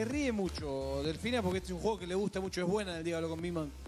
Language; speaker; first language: Spanish; native; Spanish